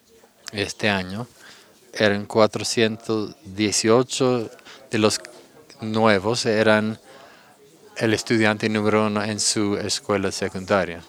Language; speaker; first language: Spanish; non-native, fluent; English